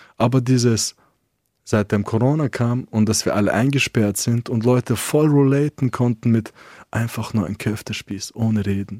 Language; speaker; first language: German; non-native, fluent; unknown